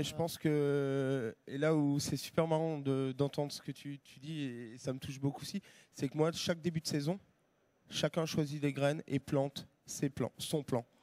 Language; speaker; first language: French; native; French